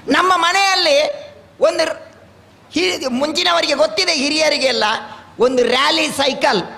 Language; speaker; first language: Kannada; non-native, local second language; Tulu